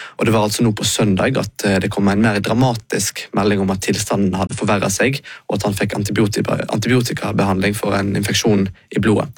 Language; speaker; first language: Norwegian; native; Norwegian